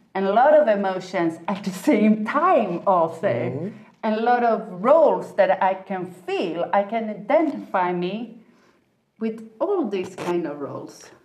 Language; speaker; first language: English; non-native, fluent; Swedish